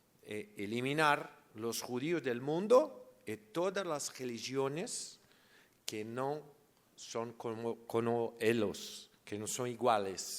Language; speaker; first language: Spanish; non-native, learner; Portuguese